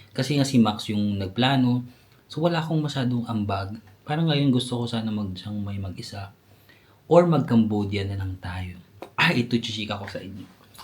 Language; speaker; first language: Filipino; native; Filipino